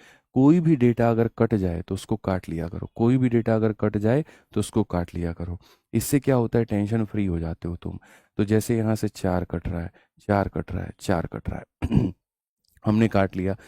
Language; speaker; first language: Hindi; native; Hindi